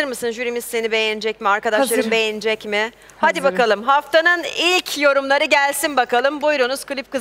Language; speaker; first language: Turkish; native; Turkish